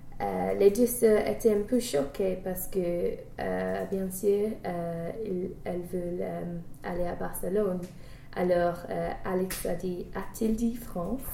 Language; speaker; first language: French; non-native, learner; English